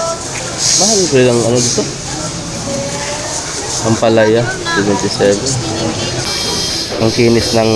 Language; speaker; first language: Filipino; non-native, local second language; Waray